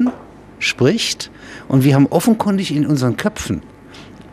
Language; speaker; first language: German; native; German